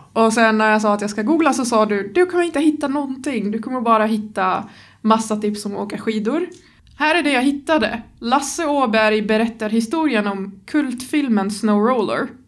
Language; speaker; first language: Swedish; native; Swedish